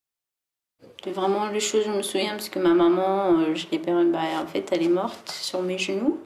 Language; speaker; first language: French; early bilingual, other home language; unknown